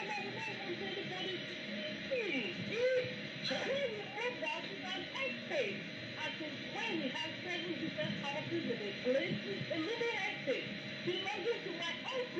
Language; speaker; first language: English; non-native, local second language; Yoruba